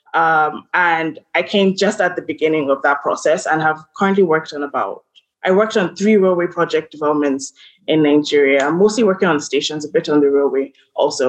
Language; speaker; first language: English; non-native, local second language; Yoruba